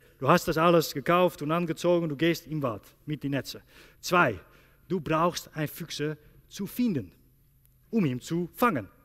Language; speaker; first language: German; non-native, learner; Dutch